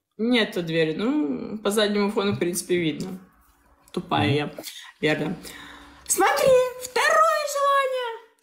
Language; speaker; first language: Russian; native; Russian